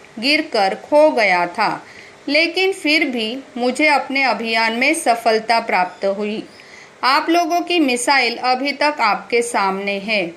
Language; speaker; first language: Hindi; non-native, local second language; Marathi